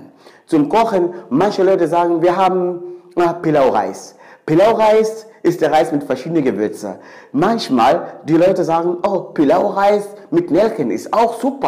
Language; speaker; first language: German; non-native, fluent; Swahili